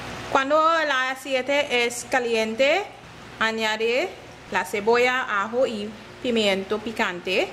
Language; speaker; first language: Spanish; non-native, learner; English